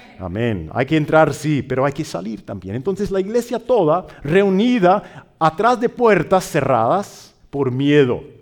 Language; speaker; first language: Spanish; non-native, fluent; English